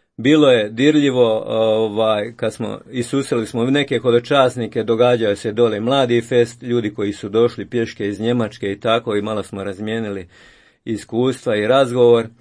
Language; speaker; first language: Croatian; native; Croatian